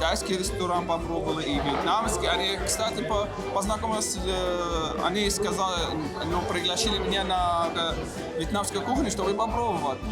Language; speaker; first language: Russian; non-native, learner; Arabic